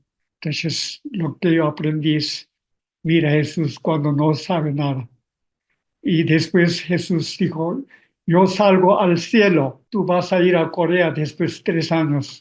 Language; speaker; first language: Spanish; non-native, learner; Korean